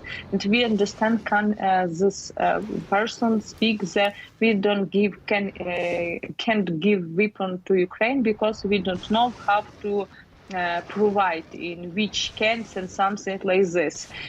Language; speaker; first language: English; non-native, learner; Ukrainian